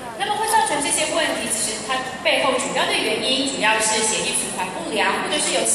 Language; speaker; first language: Chinese; native; Chinese